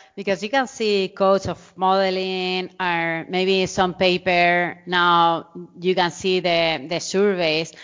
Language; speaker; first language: English; non-native, fluent; Spanish